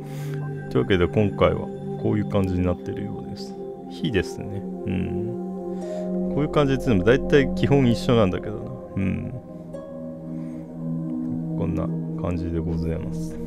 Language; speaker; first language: Japanese; native; Japanese